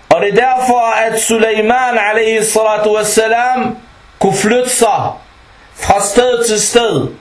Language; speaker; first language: Danish; non-native, fluent; Arabic